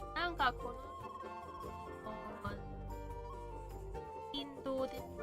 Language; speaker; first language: Japanese; non-native, learner; Chinese